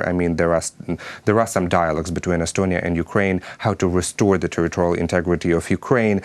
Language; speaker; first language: English; non-native, fluent; Ukrainian